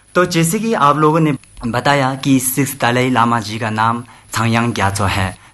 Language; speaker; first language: Hindi; non-native, local second language; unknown